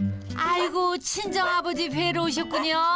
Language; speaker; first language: Korean; native; Korean